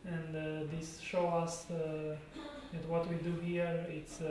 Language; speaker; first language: English; non-native, learner; Romanian